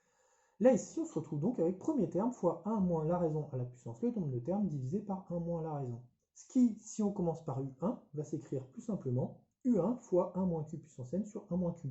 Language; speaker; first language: French; native; French